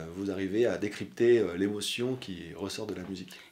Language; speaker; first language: French; native; French